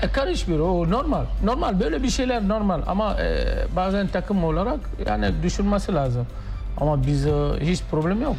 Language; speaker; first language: Turkish; non-native, learner; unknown